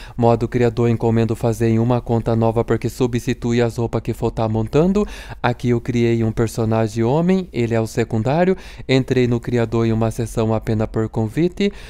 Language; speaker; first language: Portuguese; native; Portuguese